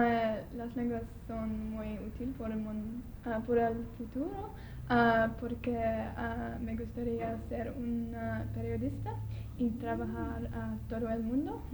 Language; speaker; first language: Spanish; non-native, learner; English